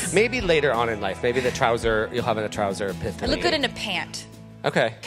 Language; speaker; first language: English; native; English